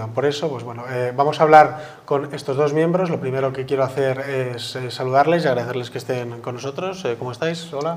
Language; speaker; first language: Spanish; native; Spanish